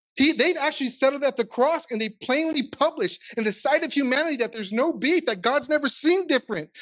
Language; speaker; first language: English; native; English